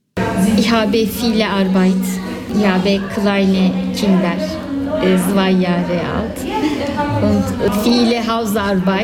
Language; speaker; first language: German; non-native, learner; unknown